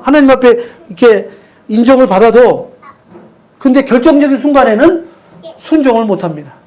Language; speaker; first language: Korean; native; Korean